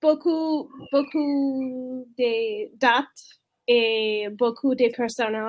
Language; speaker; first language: French; non-native, learner; English